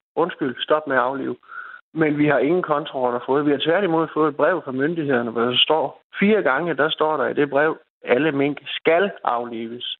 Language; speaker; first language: Danish; native; Danish